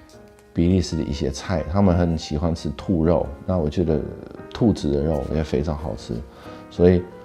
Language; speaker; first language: Chinese; non-native, fluent; Dutch